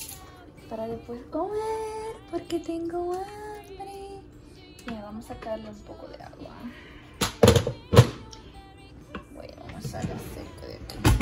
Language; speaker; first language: Spanish; early bilingual, heritage; Spanish